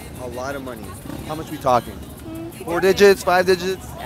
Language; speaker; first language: English; early bilingual, other home language; Spanish